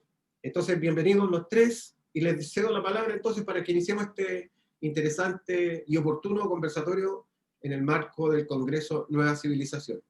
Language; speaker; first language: Spanish; native; Spanish